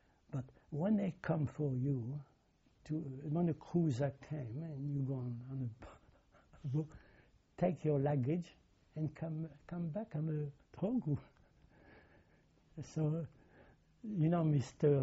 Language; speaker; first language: English; non-native, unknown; French